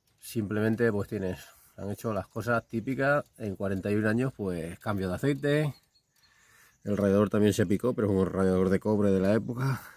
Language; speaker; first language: Spanish; native; Spanish